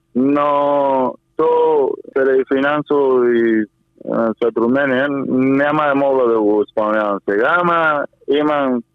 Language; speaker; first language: Bulgarian; non-native, fluent; Spanish